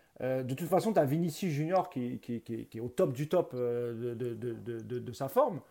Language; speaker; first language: French; native; French